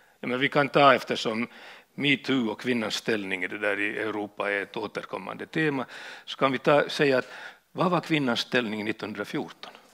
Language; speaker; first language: Swedish; native; Swedish